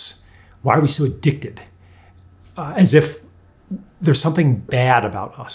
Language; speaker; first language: English; native; English